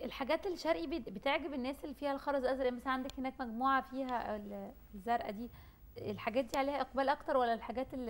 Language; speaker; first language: Arabic; native; Arabic